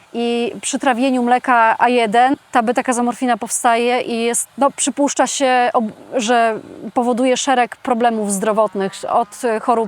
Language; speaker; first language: Polish; native; Polish